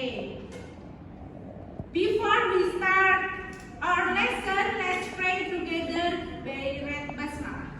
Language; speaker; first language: English; non-native, learner; Indonesian